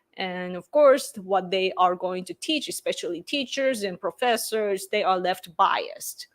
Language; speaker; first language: English; non-native, fluent; Japanese